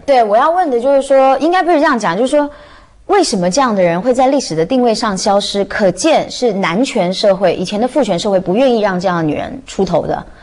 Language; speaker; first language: Chinese; native; Chinese